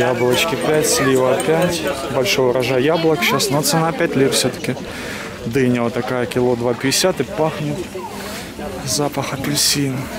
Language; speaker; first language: Russian; native; Russian